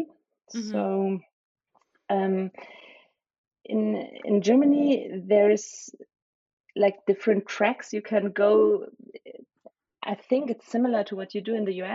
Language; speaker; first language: English; non-native, fluent; German